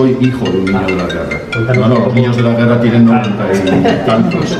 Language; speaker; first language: Spanish; native; Spanish